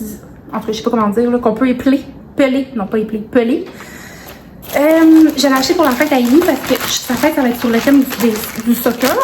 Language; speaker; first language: French; native; French